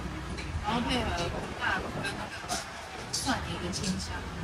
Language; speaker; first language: Chinese; native; Chinese